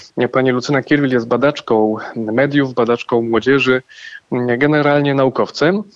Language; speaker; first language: Polish; native; Polish